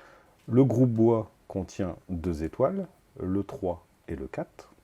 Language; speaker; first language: French; native; French